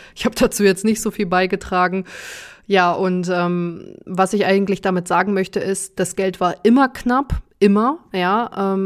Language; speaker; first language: German; early bilingual, other home language; Russian